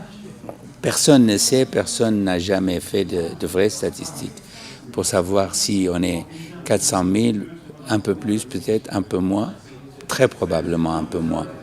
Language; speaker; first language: French; non-native, fluent; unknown